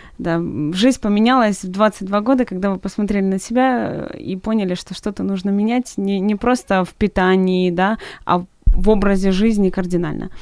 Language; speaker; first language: Russian; native; Russian